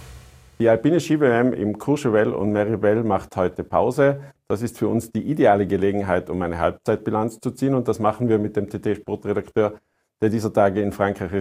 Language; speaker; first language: German; native; German